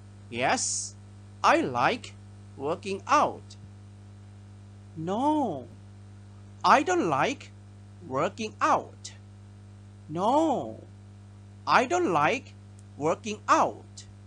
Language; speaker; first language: English; non-native, fluent; Thai